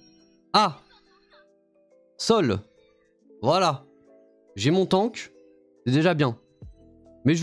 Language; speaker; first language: French; native; French